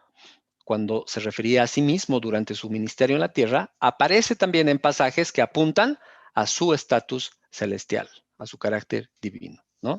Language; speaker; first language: Spanish; native; Spanish